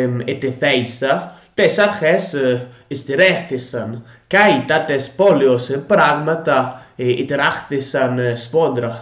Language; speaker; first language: Greek; non-native, learner; Italian